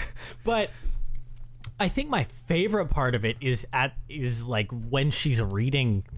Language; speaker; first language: English; native; English